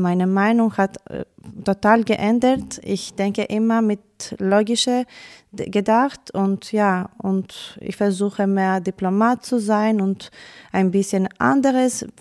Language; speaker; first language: German; non-native, learner; Greek